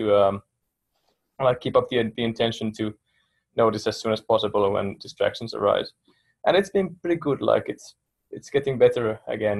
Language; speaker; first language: English; non-native, fluent; Finnish